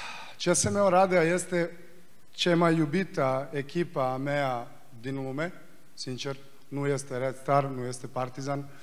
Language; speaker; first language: Romanian; non-native, fluent; Serbian